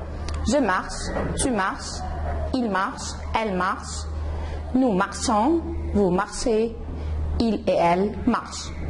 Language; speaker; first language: French; non-native, fluent; Arabic